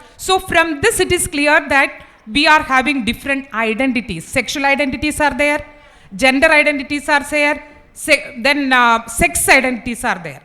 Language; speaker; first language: English; non-native, local second language; Malayalam